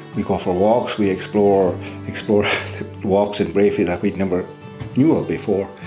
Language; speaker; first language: English; native; English